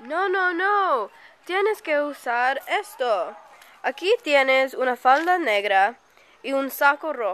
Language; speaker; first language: Spanish; non-native, learner; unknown